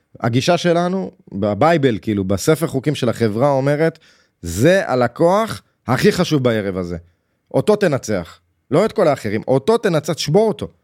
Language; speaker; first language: Hebrew; native; Hebrew